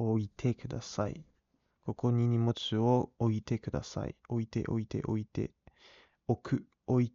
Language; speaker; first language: Japanese; non-native, learner; English